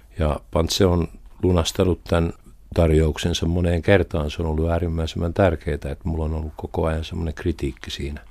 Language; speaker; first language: Finnish; native; Finnish